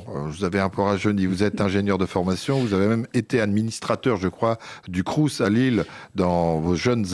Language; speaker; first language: French; native; French